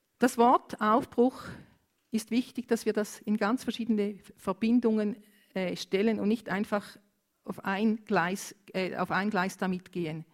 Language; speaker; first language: German; non-native, fluent; Romanian